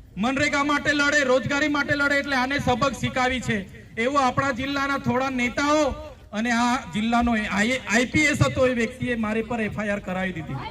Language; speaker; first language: Gujarati; non-native, local second language; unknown